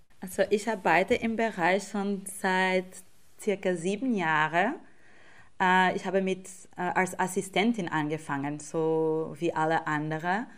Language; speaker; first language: German; non-native, fluent; Portuguese